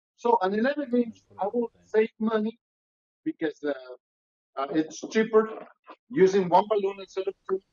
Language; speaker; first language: English; non-native, fluent; Spanish